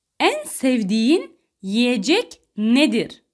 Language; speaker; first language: Turkish; non-native, fluent; Arabic